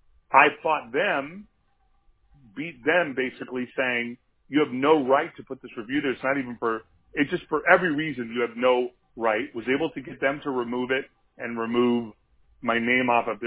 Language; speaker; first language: English; native; English